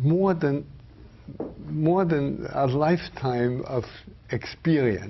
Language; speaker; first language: English; non-native, fluent; German